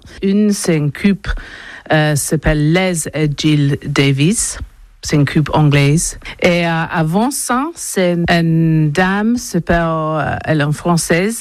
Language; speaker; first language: French; non-native, learner; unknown